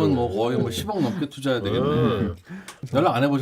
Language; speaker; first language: Korean; native; Korean